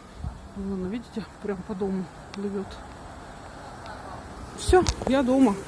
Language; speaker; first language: Russian; native; Russian